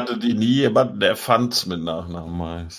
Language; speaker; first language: German; native; German